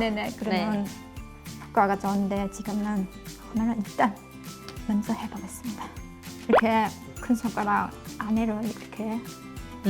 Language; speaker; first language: Korean; non-native, learner; Chinese